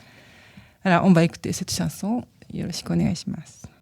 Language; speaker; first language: French; non-native, learner; Japanese